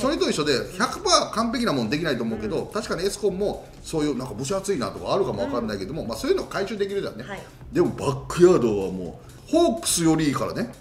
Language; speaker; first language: Japanese; native; Japanese